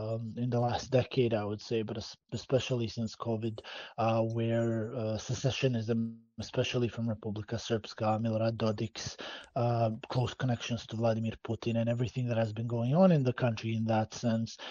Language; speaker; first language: English; non-native, fluent; Bosnian